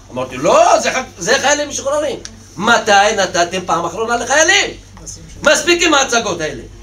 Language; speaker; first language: Hebrew; non-native, local second language; Arabic